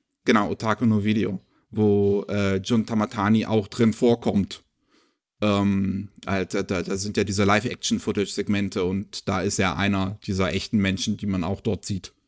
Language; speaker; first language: German; native; German